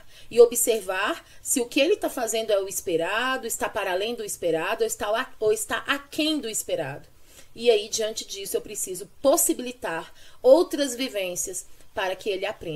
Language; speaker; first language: Portuguese; native; Portuguese